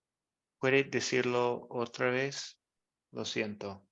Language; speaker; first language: Spanish; non-native, fluent; English